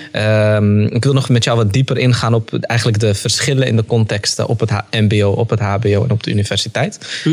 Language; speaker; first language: Dutch; early bilingual, other home language; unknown